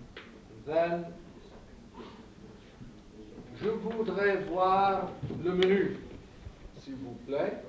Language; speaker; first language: French; non-native, fluent; English